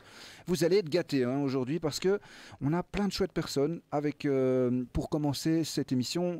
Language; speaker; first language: French; native; French